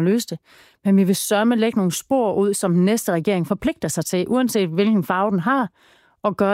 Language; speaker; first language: Danish; native; Danish